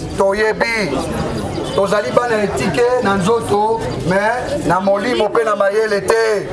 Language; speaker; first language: Lingala; non-native, local second language; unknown